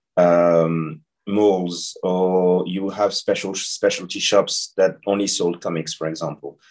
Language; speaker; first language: English; non-native, fluent; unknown